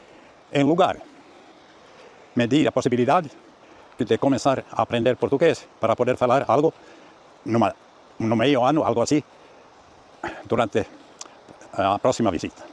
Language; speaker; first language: Portuguese; non-native, learner; Finnish